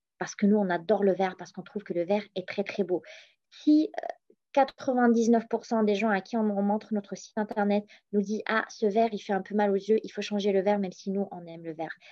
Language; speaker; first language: French; non-native, local second language; Arabic